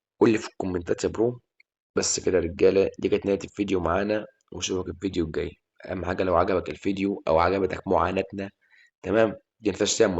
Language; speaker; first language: Arabic; native; Arabic